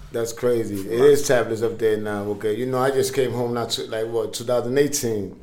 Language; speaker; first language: English; early bilingual, other home language; Spanish